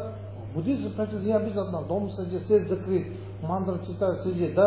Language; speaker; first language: Russian; non-native, learner; Tibetan